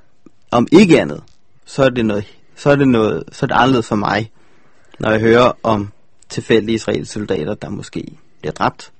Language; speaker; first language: Danish; native; Danish